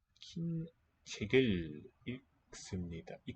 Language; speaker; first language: Korean; non-native, learner; English